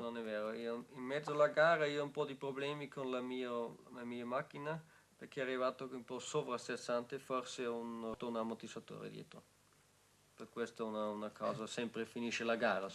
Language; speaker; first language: Italian; non-native, learner; German